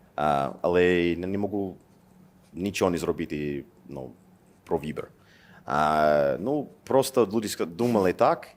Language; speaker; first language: Ukrainian; non-native, learner; English